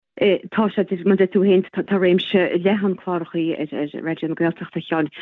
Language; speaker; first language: Irish; native; Irish